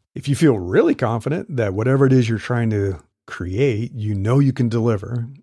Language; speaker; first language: English; native; English